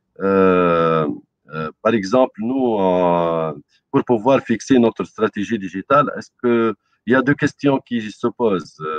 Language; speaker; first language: French; non-native, local second language; Arabic